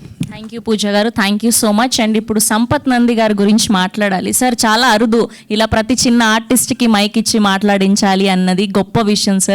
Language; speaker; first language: Telugu; native; Telugu